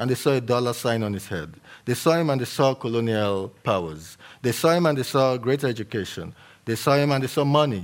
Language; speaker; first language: English; native; English